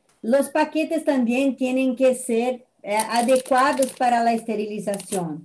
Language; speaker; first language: Spanish; non-native, fluent; Portuguese